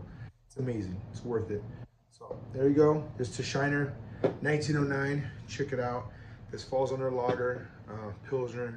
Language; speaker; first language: English; native; English